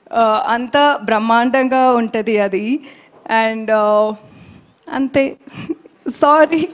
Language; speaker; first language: Telugu; non-native, local second language; Tamil